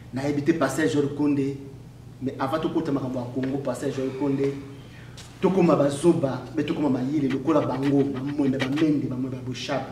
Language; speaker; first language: French; non-native, local second language; Lingala